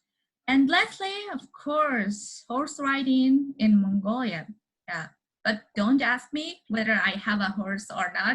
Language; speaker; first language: English; non-native, learner; Mongolian